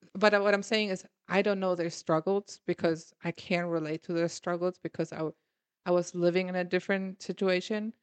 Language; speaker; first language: English; non-native, fluent; German